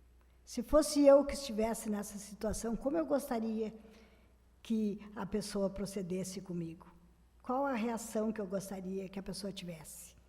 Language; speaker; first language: Portuguese; native; Portuguese